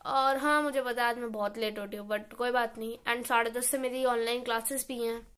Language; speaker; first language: Hindi; native; Hindi